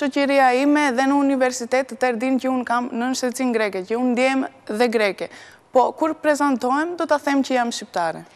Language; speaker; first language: Albanian; early bilingual, heritage; Albanian